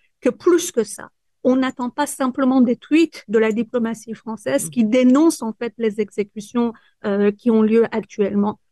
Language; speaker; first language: French; early bilingual, other home language; Persian